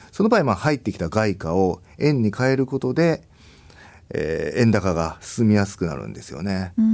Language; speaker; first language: Japanese; native; Japanese